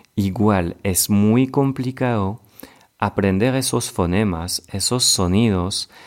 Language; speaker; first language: French; native; French